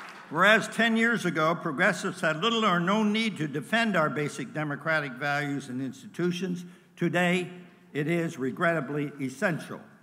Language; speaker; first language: English; native; English